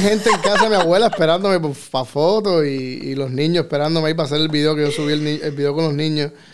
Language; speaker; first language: Spanish; early bilingual, heritage; Spanish